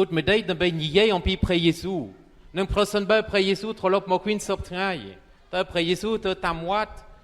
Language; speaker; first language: Khmer; non-native, fluent; French